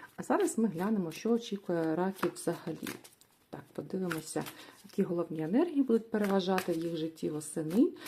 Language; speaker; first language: Ukrainian; non-native, local second language; Russian